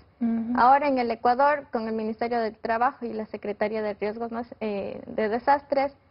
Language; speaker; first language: Spanish; native; Spanish